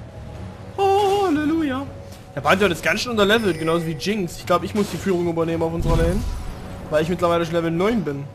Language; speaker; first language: German; native; German